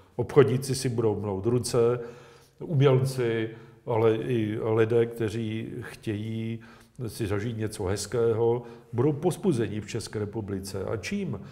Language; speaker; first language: Czech; native; Czech